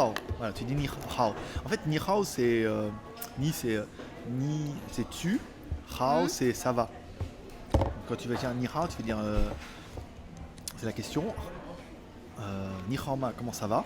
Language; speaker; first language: French; native; French